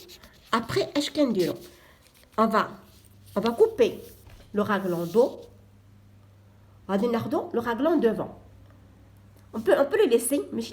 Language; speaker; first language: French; non-native, local second language; Arabic